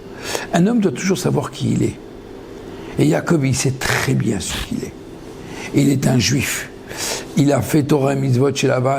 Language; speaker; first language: French; native; French